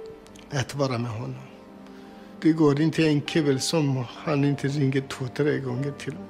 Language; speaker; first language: Swedish; non-native, learner; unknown